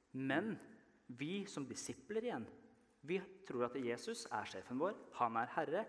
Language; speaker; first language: Norwegian; early bilingual, other home language; Persian